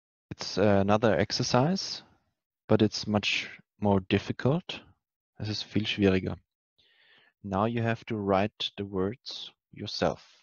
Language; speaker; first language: English; non-native, fluent; German